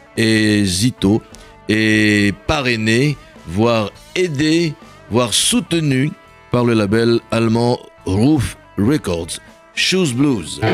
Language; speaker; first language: French; native; French